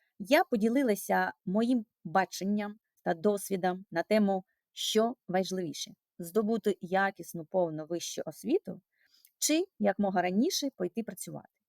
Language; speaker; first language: Ukrainian; non-native, local second language; Russian